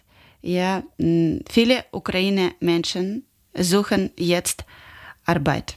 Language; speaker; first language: German; non-native, learner; Ukrainian